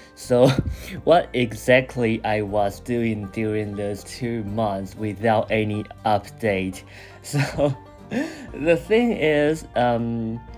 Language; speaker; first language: English; non-native, fluent; Chinese